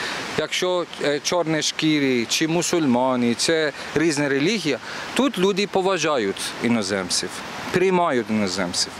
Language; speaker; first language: Ukrainian; non-native, learner; Persian